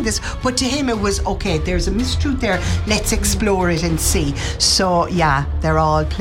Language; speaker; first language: English; native; English